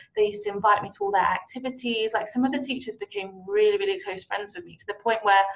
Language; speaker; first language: English; native; English